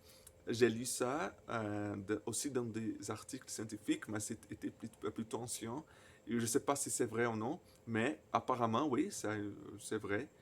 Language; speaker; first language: French; non-native, fluent; Portuguese